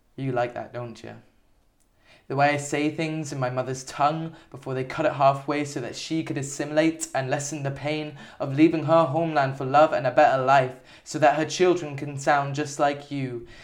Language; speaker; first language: English; native; English